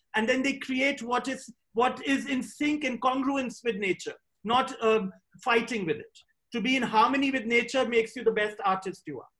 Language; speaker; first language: English; non-native, local second language; Hindi